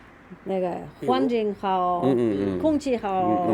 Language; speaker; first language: Chinese; non-native, learner; German